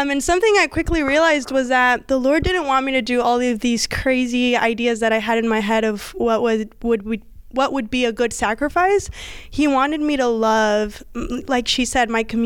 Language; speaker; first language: English; native; English